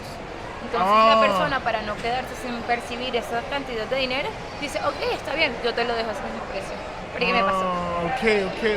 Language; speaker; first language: Spanish; native; Spanish